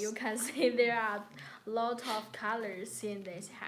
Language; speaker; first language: English; non-native, learner; Chinese